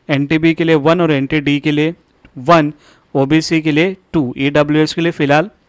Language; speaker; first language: Hindi; non-native, local second language; Marathi